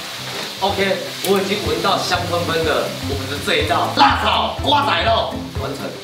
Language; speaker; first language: Chinese; native; Chinese